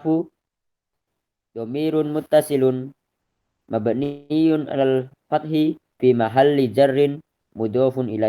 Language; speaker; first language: Arabic; non-native, learner; Indonesian